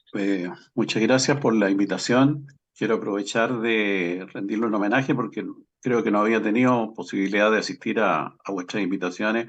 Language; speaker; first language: Spanish; native; Spanish